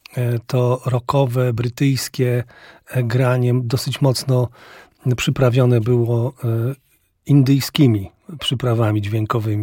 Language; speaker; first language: Polish; native; Polish